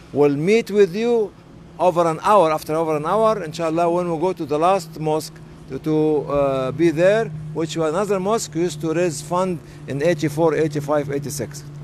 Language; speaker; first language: English; non-native, fluent; Arabic